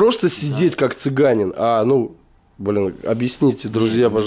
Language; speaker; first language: Russian; native; Russian